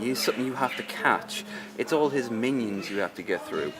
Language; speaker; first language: English; native; English